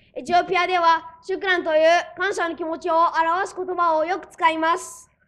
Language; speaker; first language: Japanese; early bilingual, other home language; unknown